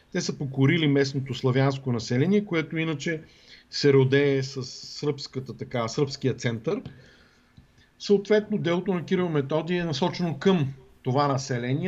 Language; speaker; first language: Bulgarian; native; Bulgarian